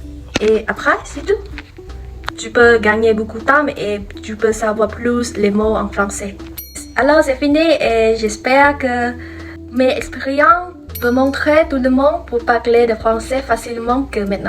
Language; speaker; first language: French; non-native, learner; Khmer